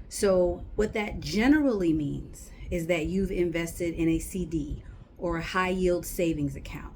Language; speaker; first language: English; native; English